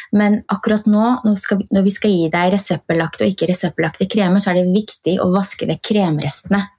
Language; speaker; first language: Norwegian; early bilingual, other home language; Arabic